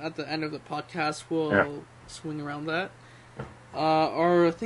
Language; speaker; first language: English; native; English